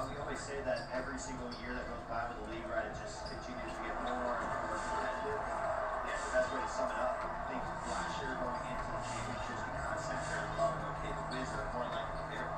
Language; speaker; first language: English; native; English